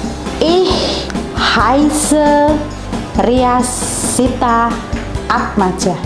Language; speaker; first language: German; non-native, fluent; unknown